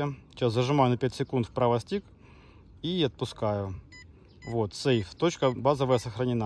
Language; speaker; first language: Russian; native; Russian